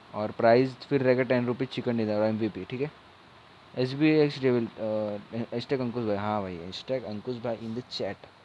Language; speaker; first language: Hindi; non-native, local second language; Marathi